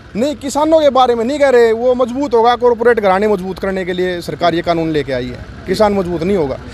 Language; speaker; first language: Hindi; native; Hindi